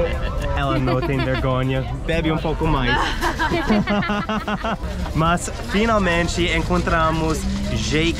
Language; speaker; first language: Portuguese; non-native, learner; English